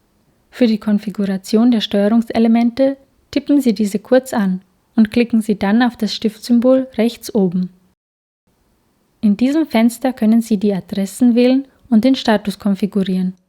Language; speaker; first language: German; native; German